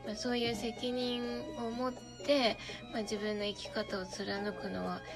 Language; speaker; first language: Japanese; native; Japanese